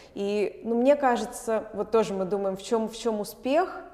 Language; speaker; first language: Russian; native; Russian